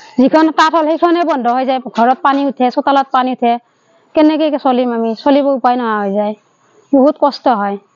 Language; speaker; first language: Assamese; native; Assamese